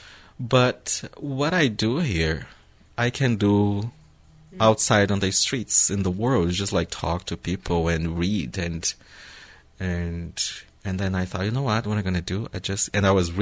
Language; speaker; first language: English; non-native, fluent; Portuguese